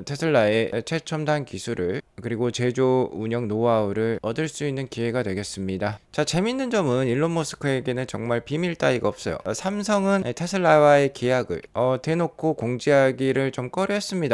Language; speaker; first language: Korean; native; Korean